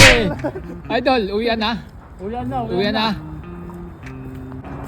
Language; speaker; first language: Filipino; native; Filipino